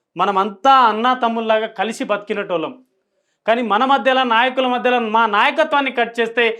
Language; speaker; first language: Telugu; native; Telugu